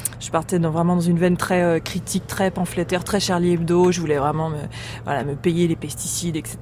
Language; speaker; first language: French; native; French